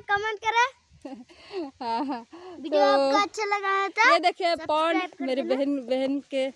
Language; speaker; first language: Hindi; non-native, local second language; Assamese